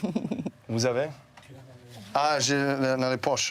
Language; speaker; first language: French; non-native, fluent; Serbian